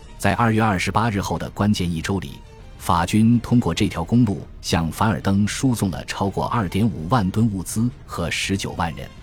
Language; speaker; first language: Chinese; native; Chinese